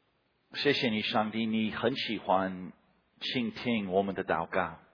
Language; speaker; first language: Chinese; non-native, fluent; English